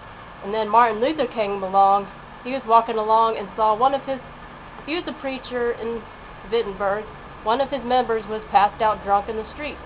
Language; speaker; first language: English; native; English